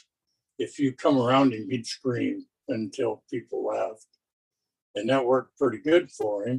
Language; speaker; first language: English; native; English